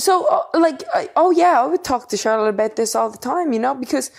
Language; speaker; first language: English; native; English